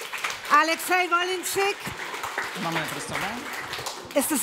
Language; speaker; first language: German; native; German